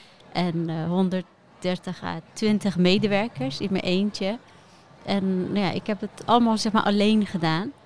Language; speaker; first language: Dutch; non-native, fluent; Persian